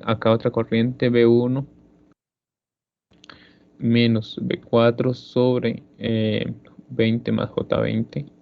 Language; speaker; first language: Spanish; native; Spanish